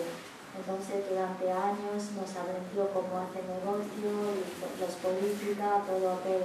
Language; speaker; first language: Spanish; non-native, learner; Chinese